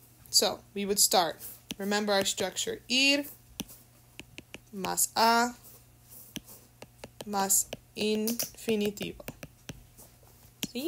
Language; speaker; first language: Spanish; non-native, fluent; English